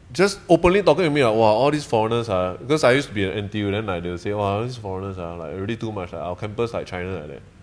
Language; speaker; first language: English; native; English